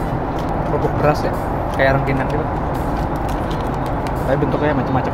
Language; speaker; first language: Indonesian; native; Indonesian